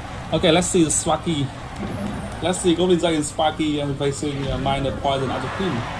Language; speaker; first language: English; non-native, learner; Vietnamese